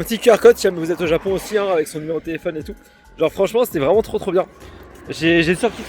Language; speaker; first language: French; native; French